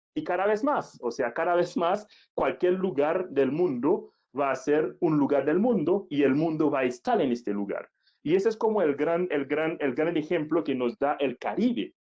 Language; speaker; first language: Spanish; non-native, fluent; Haitian Creole